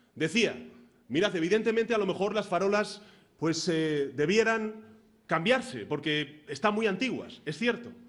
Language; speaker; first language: Spanish; native; Spanish